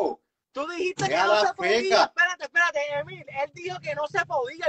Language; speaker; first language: Spanish; native; Spanish